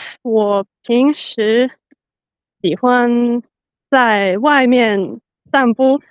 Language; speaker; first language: Chinese; non-native, learner; Finnish